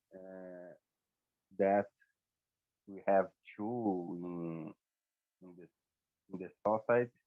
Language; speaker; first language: English; non-native, learner; Portuguese